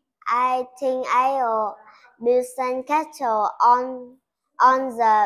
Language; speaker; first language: English; non-native, learner; Vietnamese